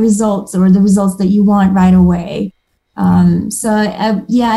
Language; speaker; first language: English; early bilingual, other home language; Romanian